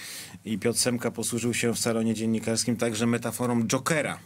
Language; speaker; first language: Polish; native; Polish